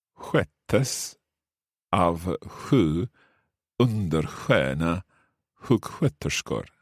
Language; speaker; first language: Swedish; non-native, learner; English